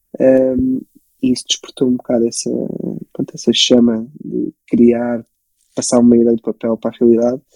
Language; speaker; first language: Portuguese; early bilingual, other home language; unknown